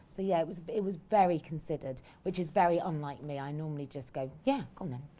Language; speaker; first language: English; native; English